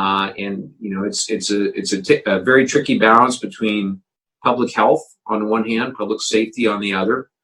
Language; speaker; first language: English; native; English